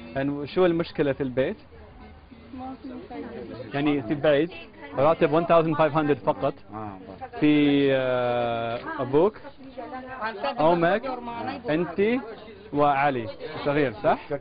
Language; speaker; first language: Arabic; non-native, learner; English